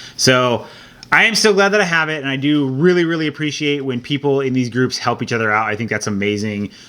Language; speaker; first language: English; native; English